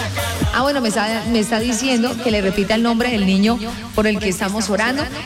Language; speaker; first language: Spanish; native; Spanish